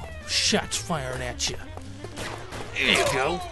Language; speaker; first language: English; native; English